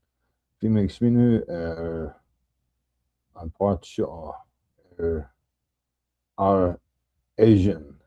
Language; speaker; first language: Irish; non-native, learner; English